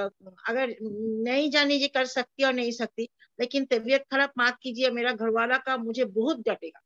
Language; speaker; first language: Hindi; non-native, local second language; Bangla